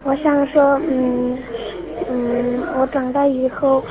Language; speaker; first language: Chinese; non-native, local second language; Tibetan